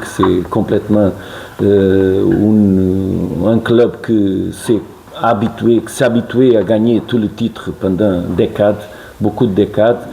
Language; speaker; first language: French; non-native, fluent; Portuguese